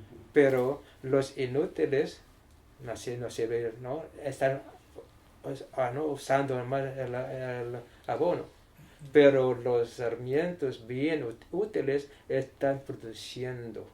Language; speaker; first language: Spanish; non-native, learner; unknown